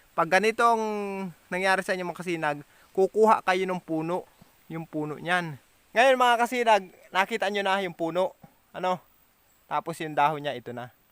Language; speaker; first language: Filipino; native; Filipino